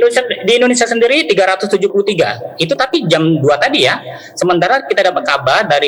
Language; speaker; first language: Indonesian; native; Indonesian